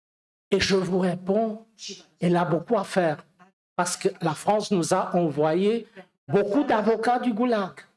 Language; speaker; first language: French; non-native, fluent; Romanian